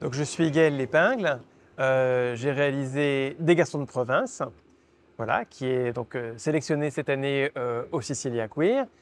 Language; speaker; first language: French; native; French